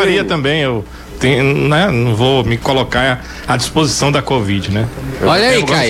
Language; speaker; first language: Portuguese; native; Portuguese